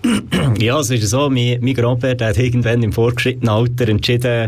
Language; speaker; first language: German; native; German